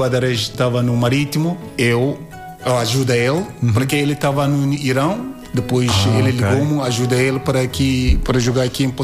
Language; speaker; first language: Portuguese; non-native, learner; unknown